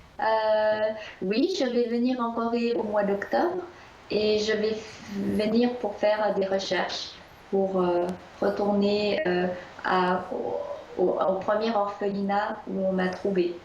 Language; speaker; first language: French; early bilingual, other home language; Korean